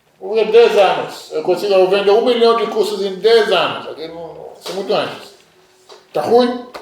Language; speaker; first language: Portuguese; non-native, fluent; Hebrew